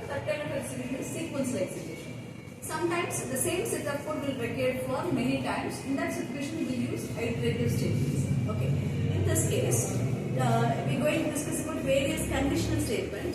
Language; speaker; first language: English; non-native, local second language; Tamil